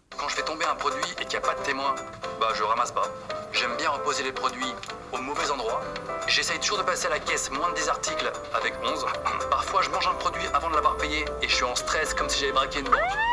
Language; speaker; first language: French; native; French